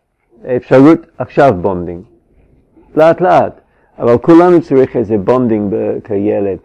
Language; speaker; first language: Hebrew; non-native, fluent; English